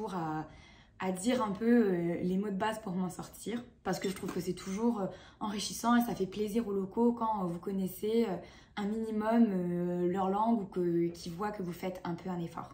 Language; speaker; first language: French; native; French